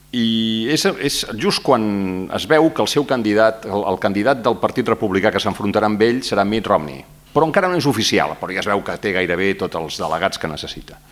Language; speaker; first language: Catalan; native; Catalan